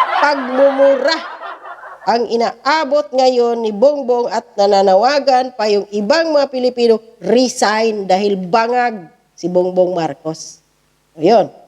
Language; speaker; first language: Filipino; non-native, local second language; Cebuano